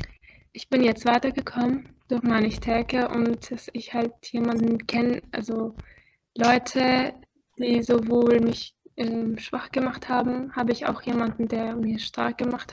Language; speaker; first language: German; non-native, fluent; Arabic